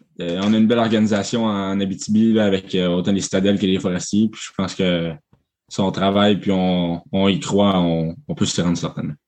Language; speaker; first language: French; native; French